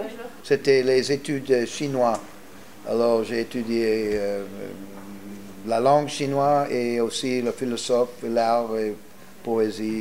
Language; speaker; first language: French; non-native, fluent; English